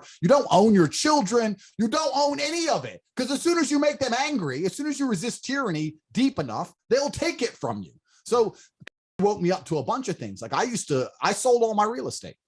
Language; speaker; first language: English; native; English